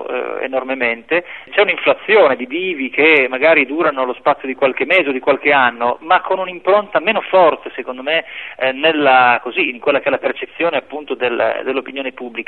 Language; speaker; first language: Italian; native; Italian